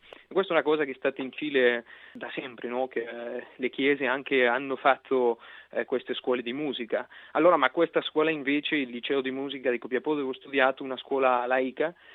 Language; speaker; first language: Italian; non-native, fluent; Spanish